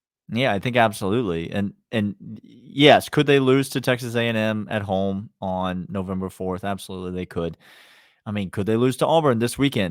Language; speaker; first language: English; native; English